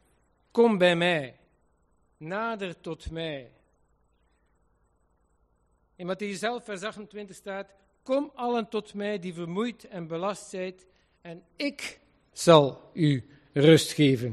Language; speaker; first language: Dutch; native; Dutch